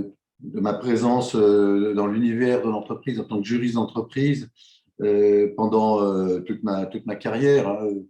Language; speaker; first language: French; native; French